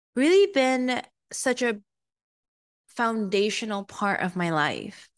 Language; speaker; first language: English; early bilingual, other home language; Spanish